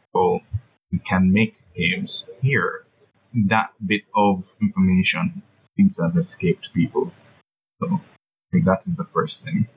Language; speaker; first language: English; native; English